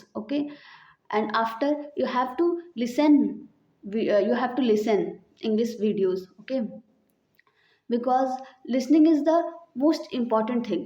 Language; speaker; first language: English; non-native, learner; Hindi